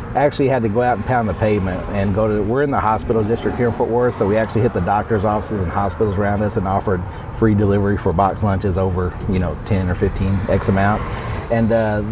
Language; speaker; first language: English; native; English